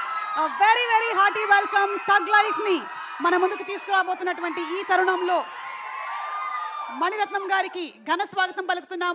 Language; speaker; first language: Telugu; native; Telugu